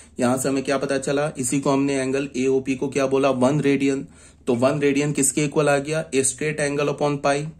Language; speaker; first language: Hindi; native; Hindi